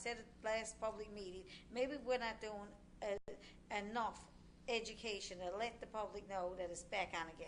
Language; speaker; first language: English; native; English